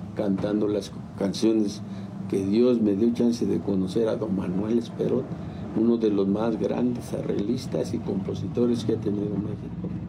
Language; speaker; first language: Spanish; native; Spanish